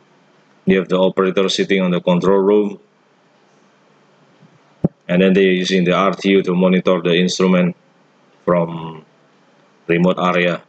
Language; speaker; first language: English; non-native, fluent; Indonesian